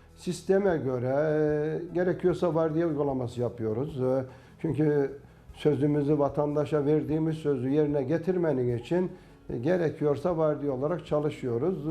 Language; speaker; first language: Turkish; native; Turkish